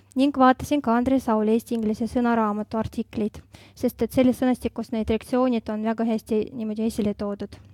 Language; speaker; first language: Estonian; non-native, local second language; Russian